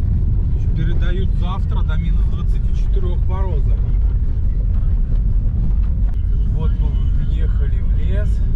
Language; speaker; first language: Russian; native; Russian